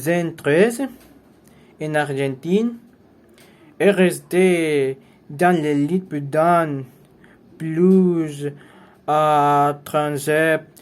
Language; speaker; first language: French; non-native, learner; Spanish